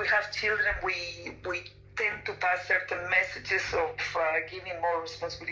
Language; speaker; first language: English; non-native, fluent; Spanish